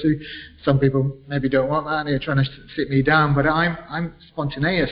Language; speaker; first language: English; native; English